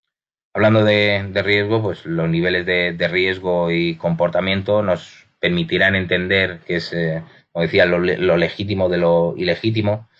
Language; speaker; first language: Spanish; native; Spanish